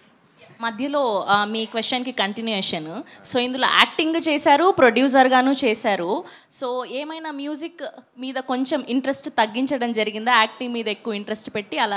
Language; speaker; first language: Telugu; native; Telugu